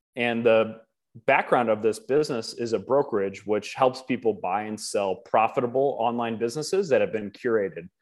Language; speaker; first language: English; native; English